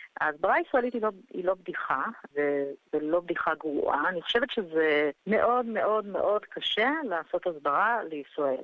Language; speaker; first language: Hebrew; early bilingual, other home language; English